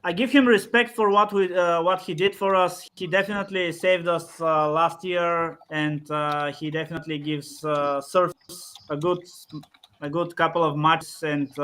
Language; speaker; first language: English; non-native, fluent; Bulgarian